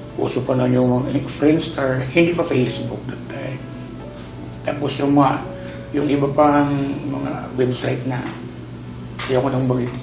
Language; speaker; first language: Filipino; non-native, local second language; Waray